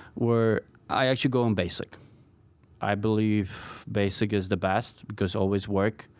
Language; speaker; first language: English; non-native, fluent; Polish